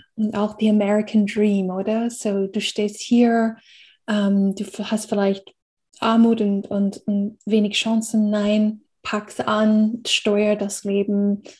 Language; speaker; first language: German; non-native, fluent; English